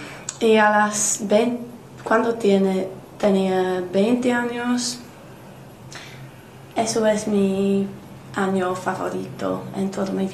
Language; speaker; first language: Spanish; non-native, learner; English